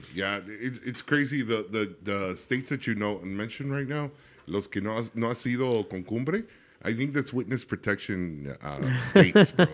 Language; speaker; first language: English; early bilingual, other home language; Spanish